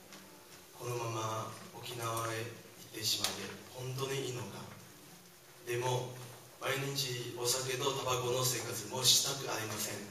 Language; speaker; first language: Japanese; non-native, fluent; Chinese